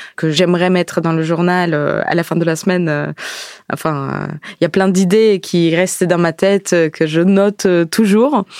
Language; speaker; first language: French; non-native, fluent; Ukrainian